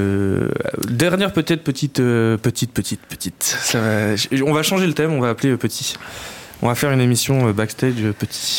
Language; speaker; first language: French; native; French